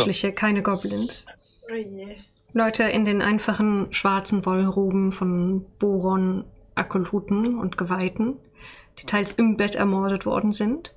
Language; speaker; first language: German; native; German